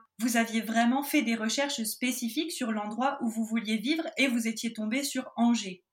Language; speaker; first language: French; native; French